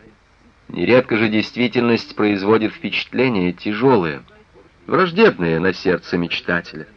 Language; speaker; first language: Russian; native; Russian